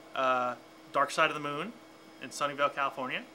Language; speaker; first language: English; native; English